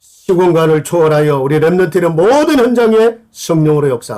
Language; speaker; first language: Korean; native; Korean